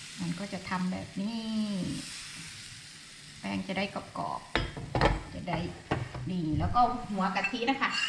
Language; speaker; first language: Thai; native; Thai